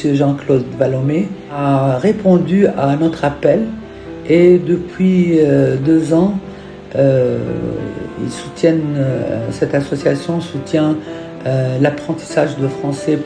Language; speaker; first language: French; non-native, fluent; Arabic